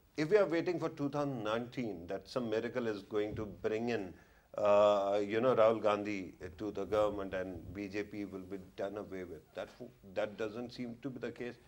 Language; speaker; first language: English; non-native, local second language; Urdu